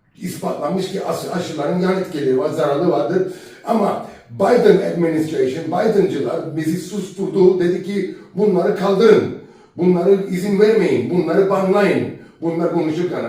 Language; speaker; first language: Turkish; native; Turkish